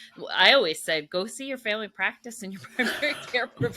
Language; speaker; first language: English; native; English